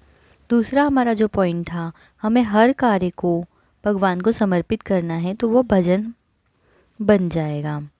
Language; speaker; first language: Hindi; native; Hindi